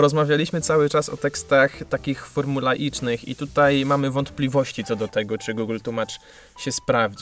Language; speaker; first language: Polish; native; Polish